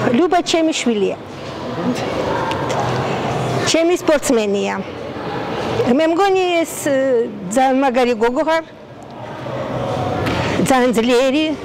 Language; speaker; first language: Georgian; non-native, local second language; Russian